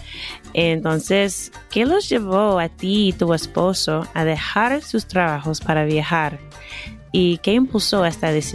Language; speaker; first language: Spanish; non-native, fluent; English